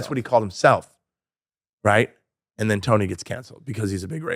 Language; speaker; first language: English; native; English